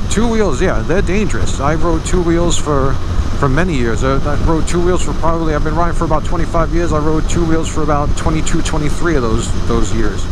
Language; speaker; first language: English; native; English